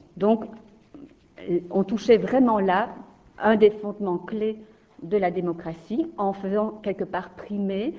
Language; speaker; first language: French; native; French